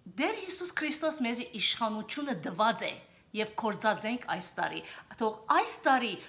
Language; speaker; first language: Armenian; early bilingual, heritage; Armenian